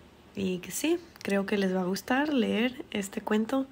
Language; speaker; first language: Spanish; early bilingual, heritage; Spanish